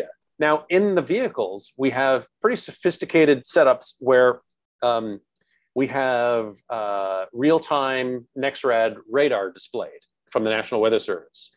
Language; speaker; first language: English; native; English